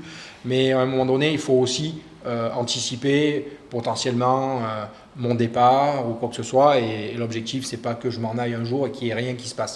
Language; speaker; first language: French; native; French